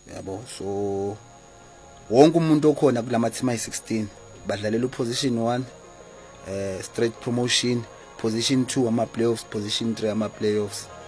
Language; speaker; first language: Zulu; native; Zulu